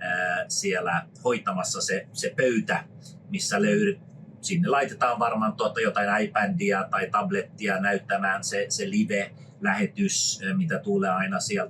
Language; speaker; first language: Finnish; non-native, fluent; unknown